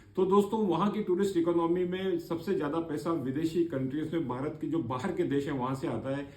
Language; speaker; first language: Hindi; native; Hindi